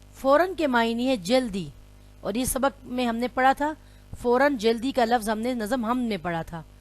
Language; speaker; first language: Urdu; non-native, local second language; Pashto